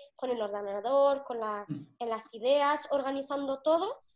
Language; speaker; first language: Spanish; non-native, fluent; Arabic